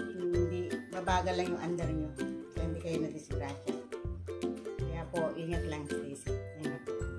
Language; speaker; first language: Filipino; non-native, local second language; Iloko